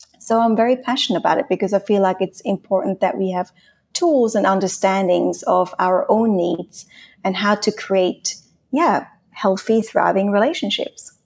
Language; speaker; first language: English; non-native, fluent; Swiss German